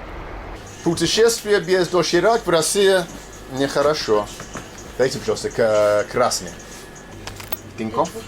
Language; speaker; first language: Russian; non-native, learner; English